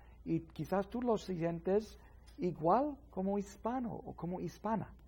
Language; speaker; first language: Spanish; non-native, fluent; English